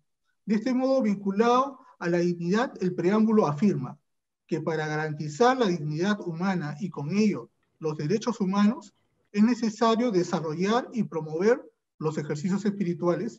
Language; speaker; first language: Spanish; native; Spanish